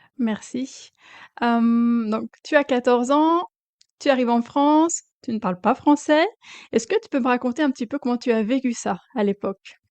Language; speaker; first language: French; native; French